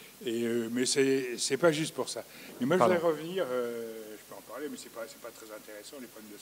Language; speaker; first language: French; native; French